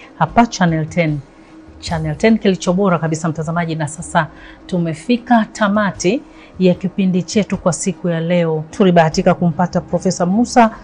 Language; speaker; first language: Swahili; native; Swahili